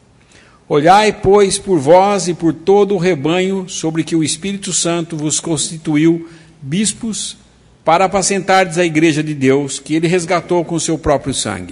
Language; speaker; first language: Portuguese; native; Portuguese